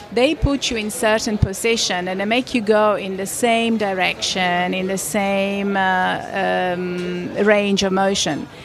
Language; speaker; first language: English; non-native, fluent; Italian